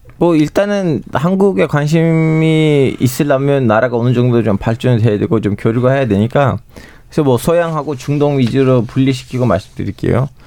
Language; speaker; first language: Korean; non-native, fluent; Turkish